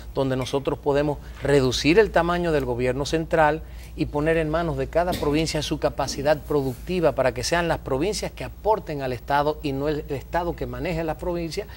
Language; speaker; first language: Spanish; early bilingual, heritage; Spanish